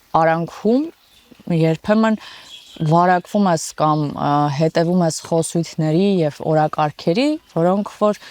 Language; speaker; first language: Armenian; native; Armenian